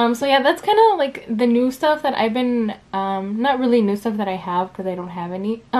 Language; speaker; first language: English; early bilingual, other home language; Spanish